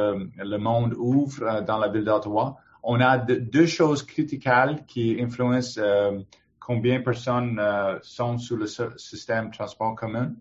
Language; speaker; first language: French; non-native, learner; English